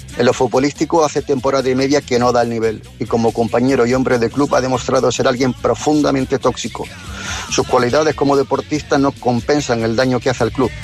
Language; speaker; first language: Spanish; native; Spanish